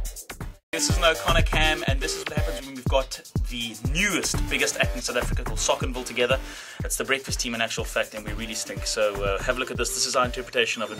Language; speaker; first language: English; native; English